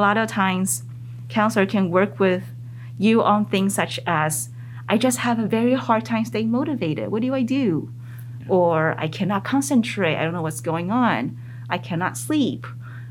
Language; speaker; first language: English; non-native, fluent; Chinese